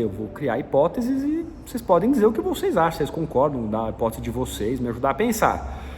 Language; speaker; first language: Portuguese; native; Portuguese